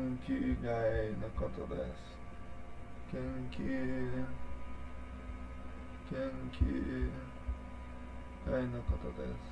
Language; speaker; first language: Japanese; non-native, learner; English